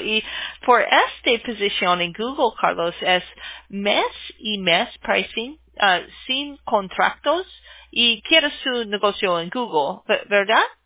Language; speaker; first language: Spanish; non-native, learner; English